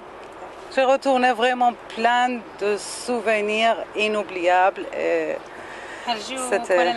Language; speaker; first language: French; non-native, learner; Persian